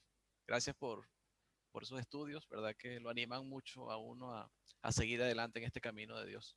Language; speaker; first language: Spanish; native; Spanish